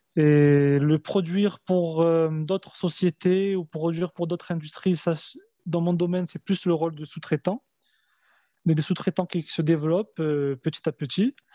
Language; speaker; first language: French; early bilingual, other home language; Arabic